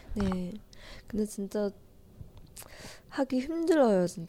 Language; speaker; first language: Korean; non-native, learner; Chinese